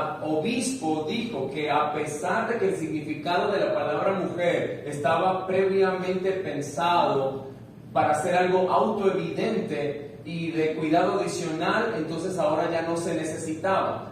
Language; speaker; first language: Spanish; native; Spanish